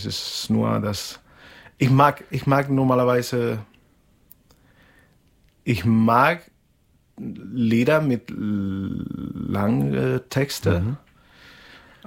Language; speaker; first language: German; non-native, learner; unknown